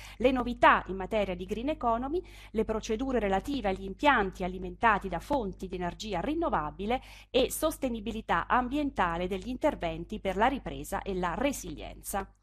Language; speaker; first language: Italian; native; Italian